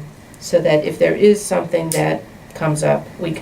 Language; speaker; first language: English; native; English